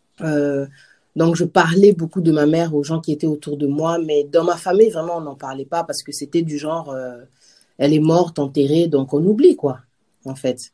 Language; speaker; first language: French; native; French